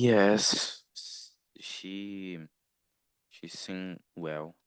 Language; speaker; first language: English; non-native, learner; Portuguese